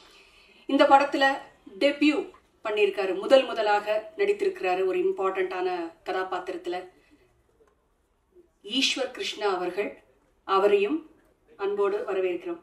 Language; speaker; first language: Tamil; native; Tamil